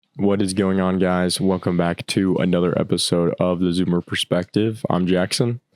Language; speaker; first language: English; native; English